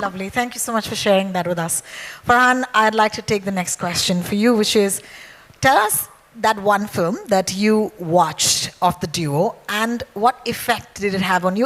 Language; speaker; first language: English; non-native, local second language; Hindi